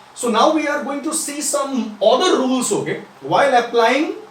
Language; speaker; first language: English; non-native, local second language; Nepali